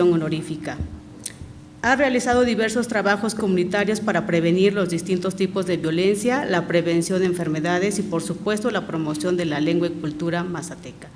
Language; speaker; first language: Spanish; non-native, local second language; Mixtepec Mixtec